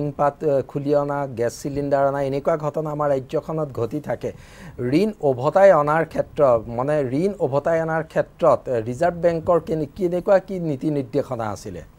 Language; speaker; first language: Assamese; native; Assamese